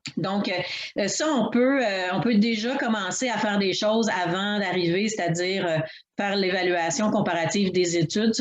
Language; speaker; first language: French; native; French